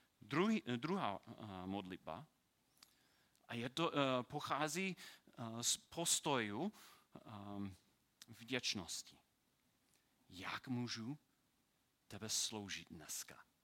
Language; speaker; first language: Czech; non-native, learner; English